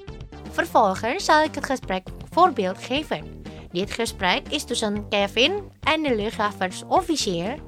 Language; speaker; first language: Dutch; non-native, fluent; Indonesian